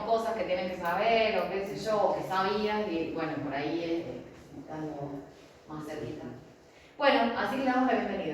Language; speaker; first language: Spanish; native; Spanish